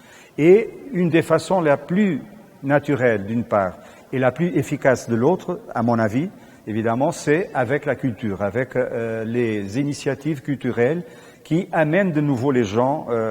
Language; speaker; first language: French; non-native, fluent; Portuguese